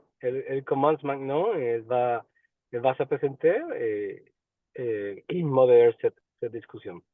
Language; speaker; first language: French; non-native, learner; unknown